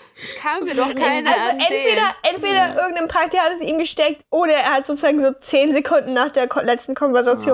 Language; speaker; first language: German; native; German